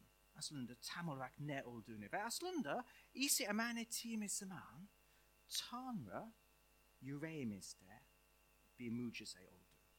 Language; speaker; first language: Turkish; non-native, fluent; English